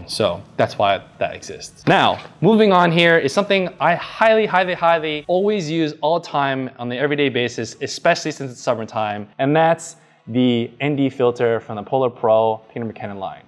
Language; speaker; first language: English; native; English